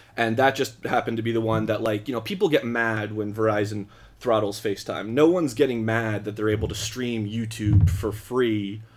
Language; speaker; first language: English; native; English